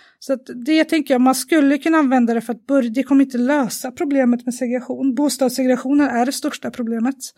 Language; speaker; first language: Swedish; native; Swedish